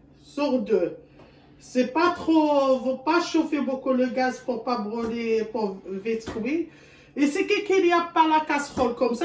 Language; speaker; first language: French; non-native, learner; Arabic